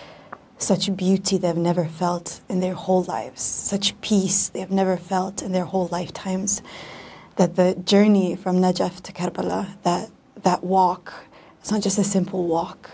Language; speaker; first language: English; non-native, fluent; Bosnian